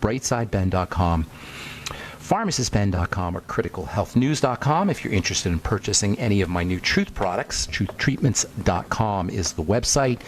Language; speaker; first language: English; native; English